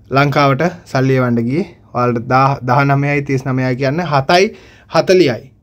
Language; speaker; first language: Sinhala; non-native, local second language; Tamil